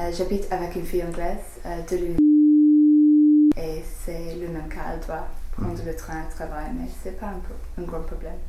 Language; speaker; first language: French; non-native, learner; English